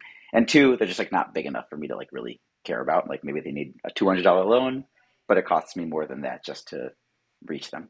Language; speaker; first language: English; native; English